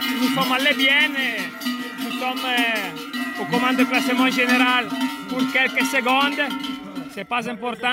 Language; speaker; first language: French; non-native, learner; Italian